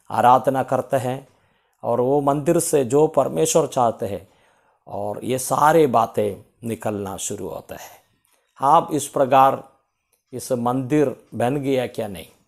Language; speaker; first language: Hindi; non-native, local second language; Malayalam